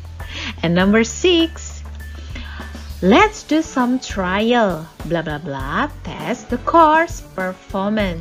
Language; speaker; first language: English; non-native, fluent; Indonesian